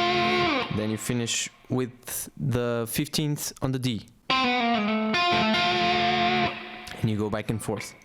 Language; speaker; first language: English; non-native, fluent; Portuguese